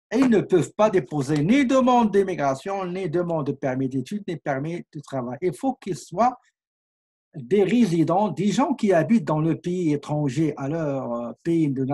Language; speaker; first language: French; non-native, local second language; Arabic